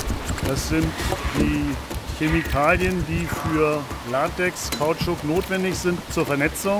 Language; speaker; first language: German; native; German